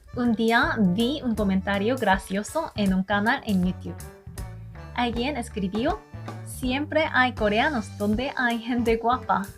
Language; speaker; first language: Spanish; non-native, learner; Korean